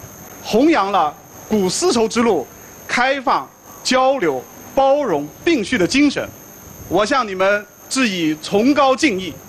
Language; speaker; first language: Chinese; native; Chinese